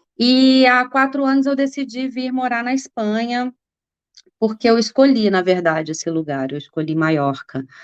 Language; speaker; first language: Portuguese; native; Portuguese